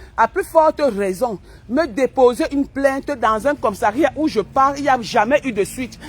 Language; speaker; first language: French; non-native, local second language; Basaa